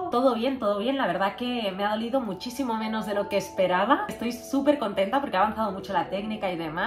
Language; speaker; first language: Spanish; native; Spanish